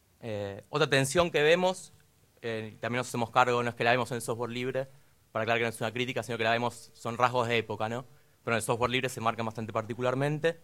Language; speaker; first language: Spanish; native; Spanish